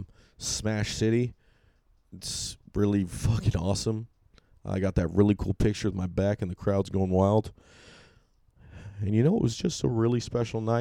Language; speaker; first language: English; native; English